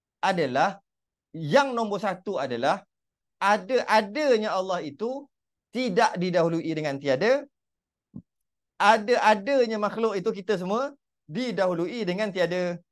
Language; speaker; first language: Malay; native; Malay